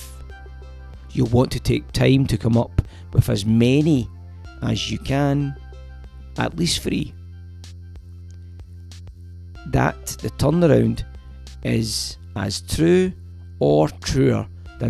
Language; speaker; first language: English; native; English